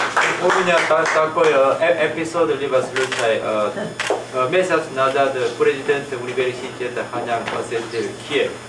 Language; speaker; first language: Russian; non-native, learner; Korean